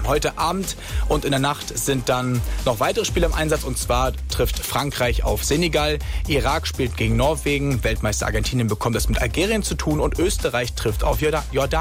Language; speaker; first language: German; native; German